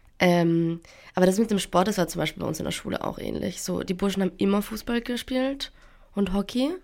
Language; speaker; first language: German; native; German